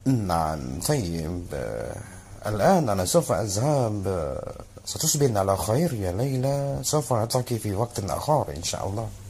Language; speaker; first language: Arabic; non-native, learner; Indonesian